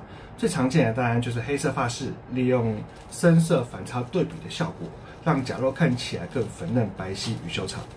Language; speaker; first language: Chinese; native; Chinese